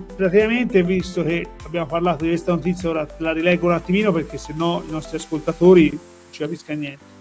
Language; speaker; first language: Italian; native; Italian